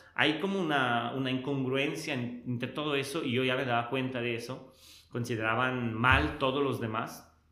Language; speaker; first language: Spanish; non-native, fluent; Italian